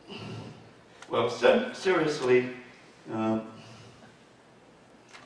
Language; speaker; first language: English; native; English